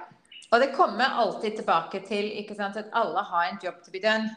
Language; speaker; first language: Norwegian; non-native, fluent; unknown